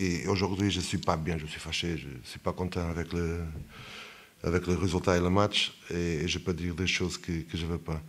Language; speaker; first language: French; non-native, fluent; Portuguese